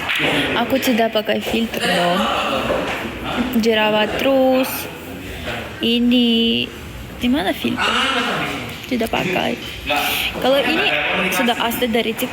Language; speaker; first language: Indonesian; non-native, learner; Russian